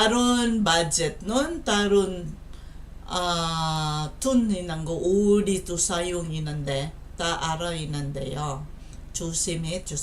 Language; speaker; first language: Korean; non-native, learner; Filipino